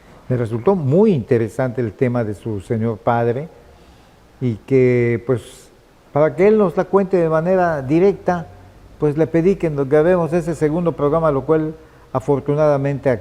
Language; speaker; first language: Spanish; native; Spanish